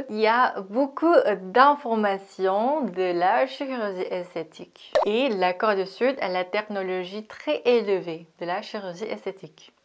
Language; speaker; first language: French; non-native, fluent; Korean